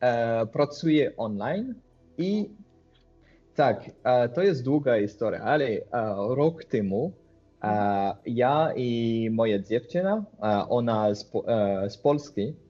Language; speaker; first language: Polish; non-native, learner; French